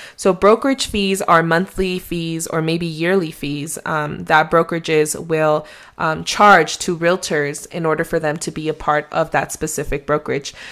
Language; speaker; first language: English; non-native, fluent; Spanish